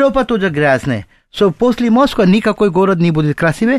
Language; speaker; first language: Russian; non-native, learner; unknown